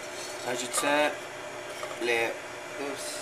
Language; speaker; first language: French; non-native, learner; Spanish